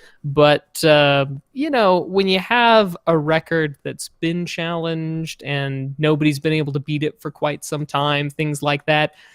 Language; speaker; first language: English; native; English